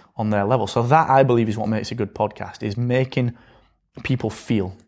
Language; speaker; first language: English; native; English